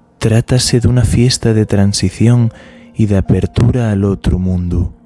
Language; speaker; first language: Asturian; non-native, local second language; Spanish